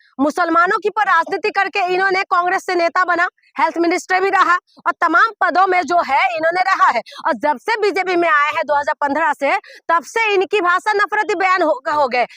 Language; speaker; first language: Hindi; non-native, local second language; Assamese